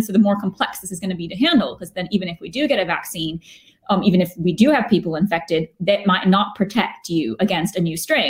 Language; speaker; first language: English; native; English